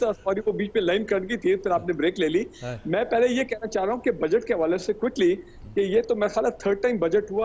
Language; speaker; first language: Urdu; native; Urdu